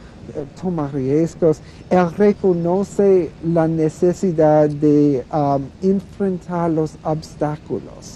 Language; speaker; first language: Spanish; non-native, fluent; English